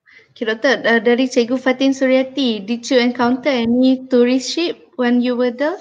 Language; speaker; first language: English; non-native, local second language; Malay